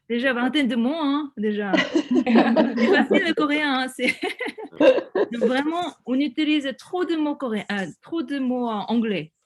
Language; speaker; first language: French; non-native, fluent; Korean